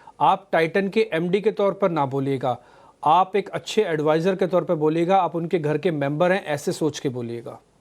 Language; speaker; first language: Hindi; native; Hindi